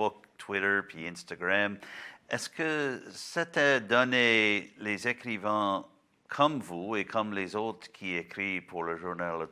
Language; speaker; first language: French; non-native, local second language; English